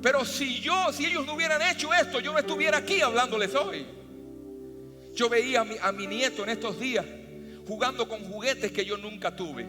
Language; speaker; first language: Spanish; native; Spanish